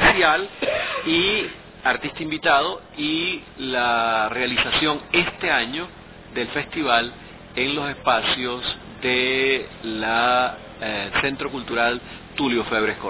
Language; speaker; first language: Spanish; native; Spanish